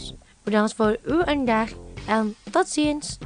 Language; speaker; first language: Dutch; non-native, fluent; Indonesian